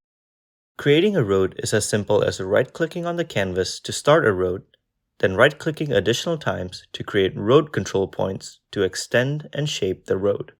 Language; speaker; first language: English; native; English